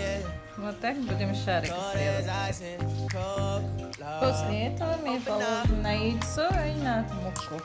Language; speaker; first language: Russian; non-native, learner; Tajik